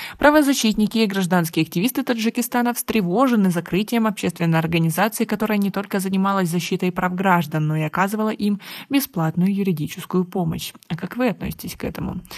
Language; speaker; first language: Russian; non-native, local second language; Tajik